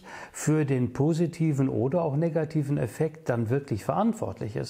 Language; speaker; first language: German; native; German